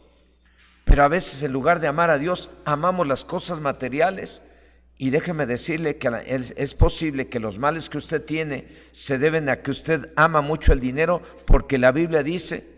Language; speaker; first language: Spanish; native; Spanish